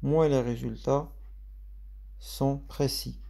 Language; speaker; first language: French; non-native, local second language; Arabic